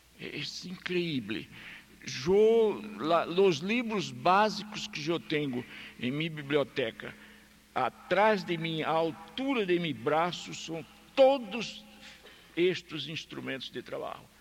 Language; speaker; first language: Spanish; non-native, fluent; Portuguese